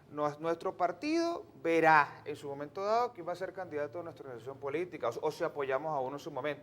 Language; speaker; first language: Spanish; native; Spanish